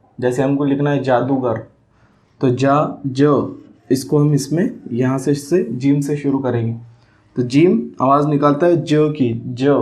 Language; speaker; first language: Hindi; non-native, local second language; Urdu